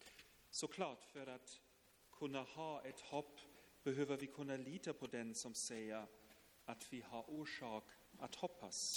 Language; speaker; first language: Swedish; non-native, fluent; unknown